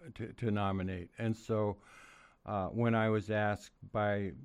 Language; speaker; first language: English; native; English